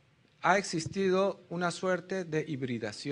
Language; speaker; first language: Spanish; native; Spanish